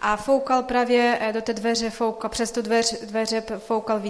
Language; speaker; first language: Czech; non-native, fluent; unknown